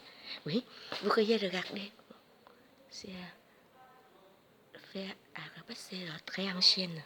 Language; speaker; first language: French; non-native, learner; Vietnamese